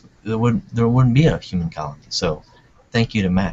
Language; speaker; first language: English; native; English